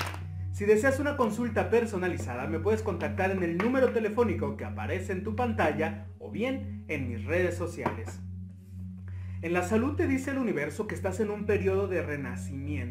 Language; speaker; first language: Spanish; native; Spanish